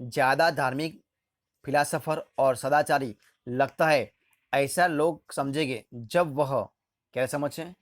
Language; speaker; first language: Hindi; non-native, local second language; Gujarati